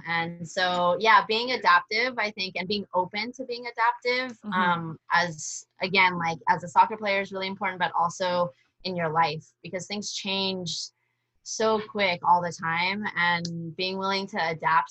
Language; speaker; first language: English; early bilingual, other home language; Spanish